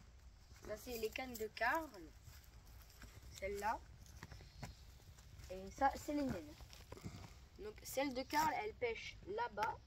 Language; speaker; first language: French; native; French